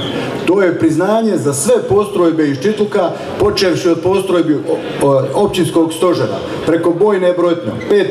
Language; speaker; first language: Croatian; native; Croatian